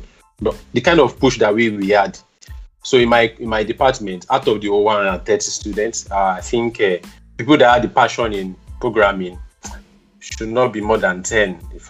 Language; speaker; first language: English; non-native, local second language; Yoruba